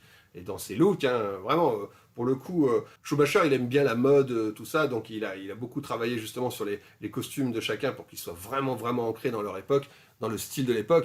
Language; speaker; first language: French; native; French